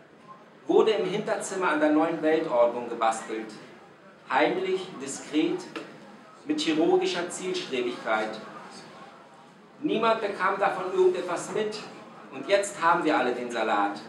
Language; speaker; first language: German; non-native, fluent; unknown